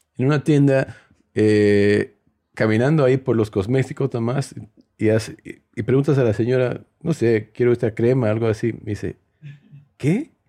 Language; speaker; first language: Spanish; early bilingual, heritage; Spanish